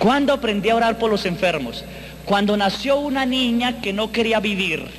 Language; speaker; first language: Spanish; native; Spanish